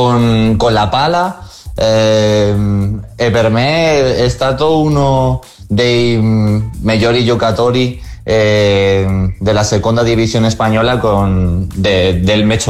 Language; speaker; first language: Italian; non-native, fluent; Spanish